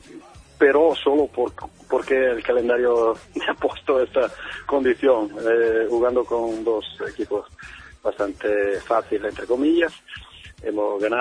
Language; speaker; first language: Spanish; non-native, fluent; Italian